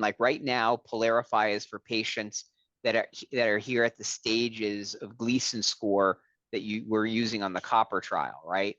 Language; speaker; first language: English; native; English